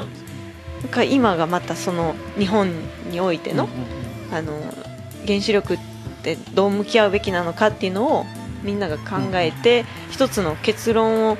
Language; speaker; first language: Japanese; native; Japanese